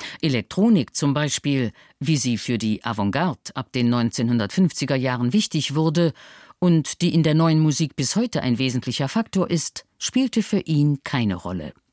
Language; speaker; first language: German; native; German